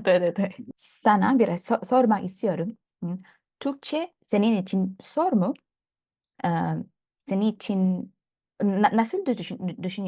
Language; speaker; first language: Turkish; non-native, learner; Thai